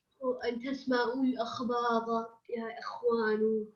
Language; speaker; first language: Arabic; non-native, learner; English